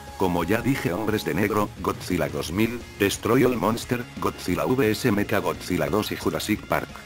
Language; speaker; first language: Spanish; native; Spanish